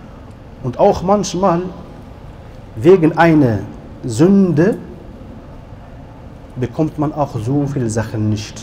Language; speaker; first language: German; non-native, learner; Arabic